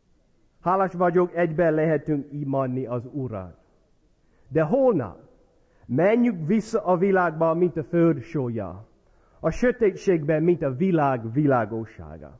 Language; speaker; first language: Hungarian; non-native, fluent; English